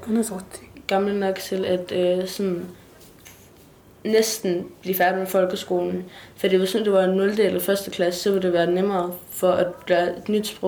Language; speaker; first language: Danish; early bilingual, other home language; Arabic